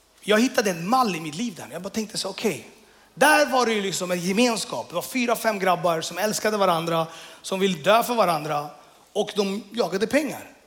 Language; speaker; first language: Swedish; early bilingual, other home language; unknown